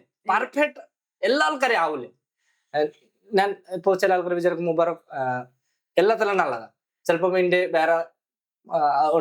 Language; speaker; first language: Malayalam; non-native, fluent; Bangla